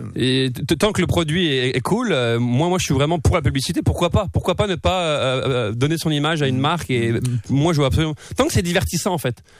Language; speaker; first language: French; native; French